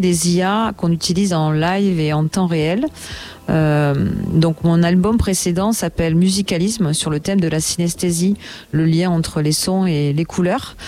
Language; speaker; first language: French; native; French